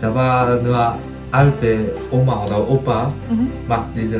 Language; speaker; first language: German; non-native, learner; Japanese